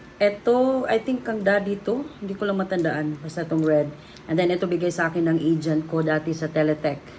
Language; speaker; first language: Filipino; non-native, local second language; Cebuano